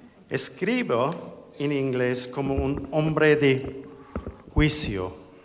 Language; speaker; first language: Spanish; non-native, learner; English